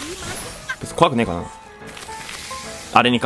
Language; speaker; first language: Japanese; native; Japanese